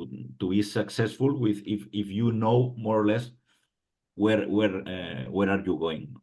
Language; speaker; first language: English; non-native, fluent; Spanish